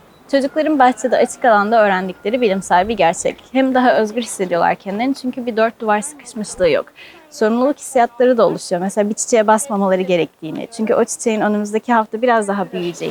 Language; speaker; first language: Turkish; native; Turkish